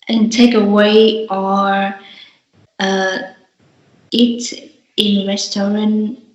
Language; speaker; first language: English; non-native, learner; Vietnamese